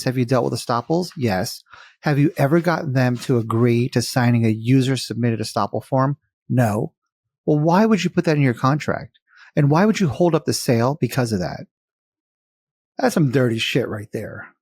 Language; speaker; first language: English; native; English